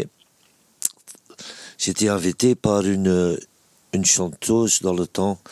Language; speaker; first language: French; non-native, local second language; Dutch